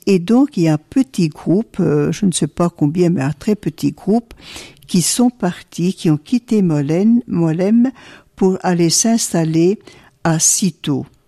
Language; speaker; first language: French; early bilingual, other home language; Italian